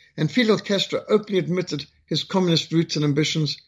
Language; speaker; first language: English; native; English